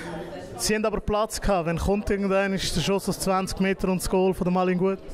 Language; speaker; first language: German; native; German